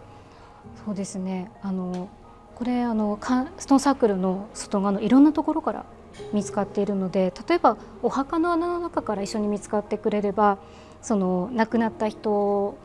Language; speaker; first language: Japanese; native; Japanese